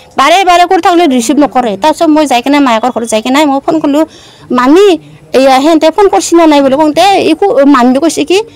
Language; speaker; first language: Assamese; non-native, local second language; Bodo